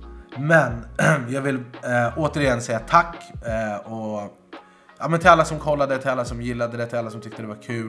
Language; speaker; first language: Swedish; native; Swedish